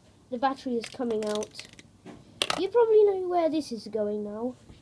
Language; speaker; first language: English; early bilingual, other home language; Polish